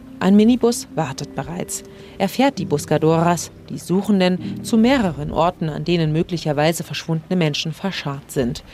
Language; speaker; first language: German; native; German